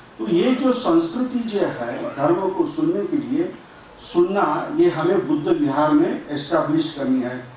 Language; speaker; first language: Hindi; non-native, local second language; Marathi